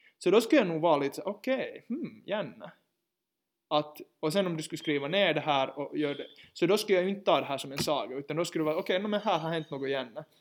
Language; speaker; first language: Swedish; native; Swedish